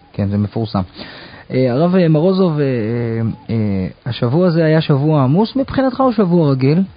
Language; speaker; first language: Hebrew; native; Hebrew